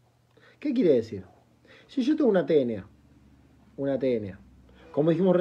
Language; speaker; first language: Spanish; native; Spanish